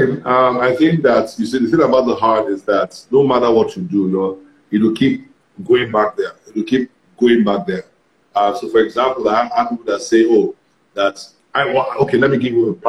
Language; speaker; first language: English; non-native, local second language; Yoruba